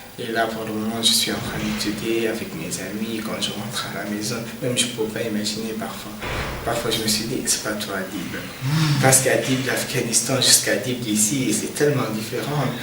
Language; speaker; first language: French; non-native, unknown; Persian